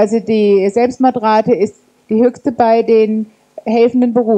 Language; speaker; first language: German; native; German